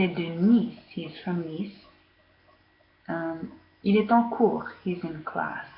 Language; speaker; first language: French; non-native, fluent; English